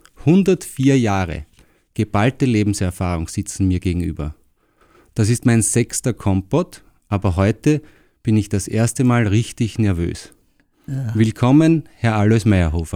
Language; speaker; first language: German; native; German